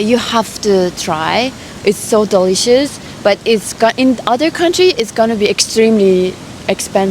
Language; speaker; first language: English; non-native, fluent; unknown